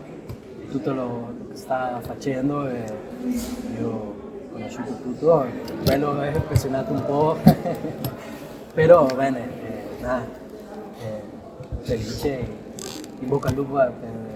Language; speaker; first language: Italian; non-native, learner; Spanish